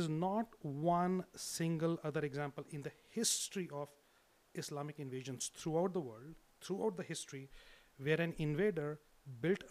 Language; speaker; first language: English; non-native, local second language; Hindi